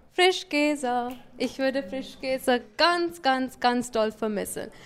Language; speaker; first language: German; non-native, learner; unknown